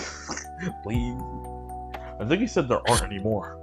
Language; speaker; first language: English; native; English